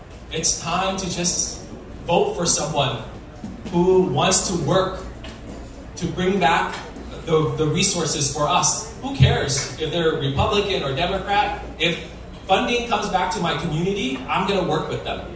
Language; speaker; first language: English; early bilingual, other home language; Vietnamese